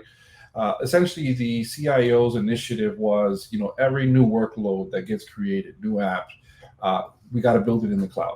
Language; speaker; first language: English; native; English